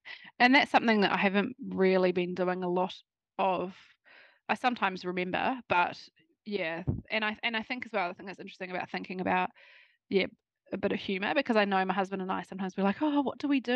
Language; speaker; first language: English; native; English